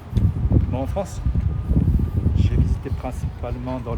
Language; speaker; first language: French; non-native, learner; Japanese